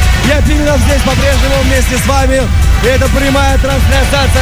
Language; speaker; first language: Russian; native; Russian